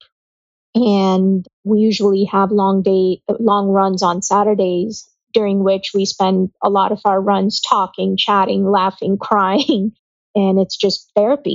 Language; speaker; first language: English; non-native, local second language; Gujarati